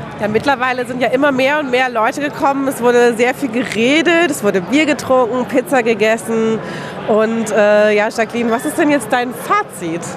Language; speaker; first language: German; native; German